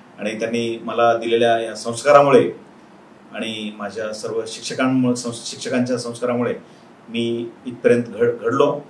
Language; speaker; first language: Marathi; native; Marathi